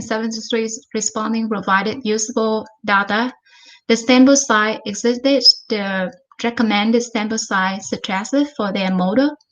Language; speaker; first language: English; non-native, fluent; Vietnamese